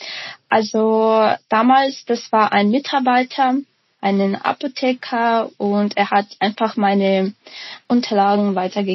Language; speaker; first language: German; non-native, fluent; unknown